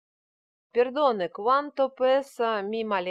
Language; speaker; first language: Spanish; non-native, learner; Russian